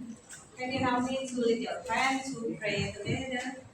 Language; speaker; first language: English; non-native, learner; Indonesian